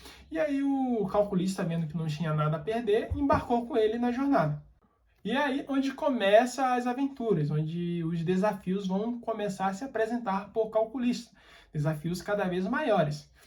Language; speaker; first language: Portuguese; native; Portuguese